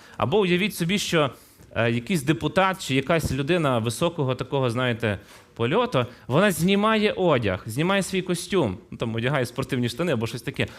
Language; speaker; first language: Ukrainian; non-native, local second language; Russian